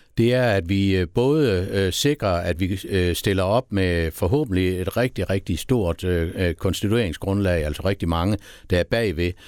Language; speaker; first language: Danish; native; Danish